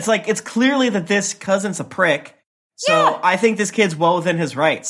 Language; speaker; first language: English; native; English